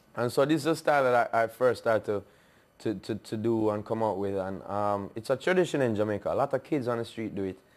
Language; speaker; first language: English; native; English